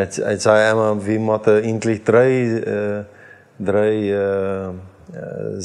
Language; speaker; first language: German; non-native, learner; Plautdietsch